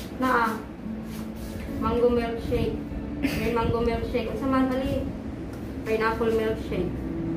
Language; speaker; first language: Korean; non-native, learner; Cebuano